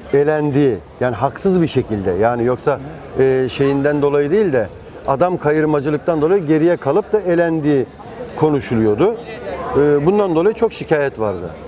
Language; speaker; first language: Turkish; native; Turkish